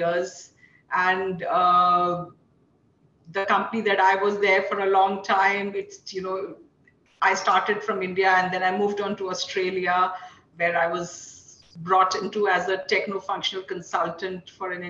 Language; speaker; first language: English; non-native, local second language; Hindi